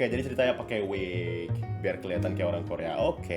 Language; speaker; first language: Indonesian; native; Indonesian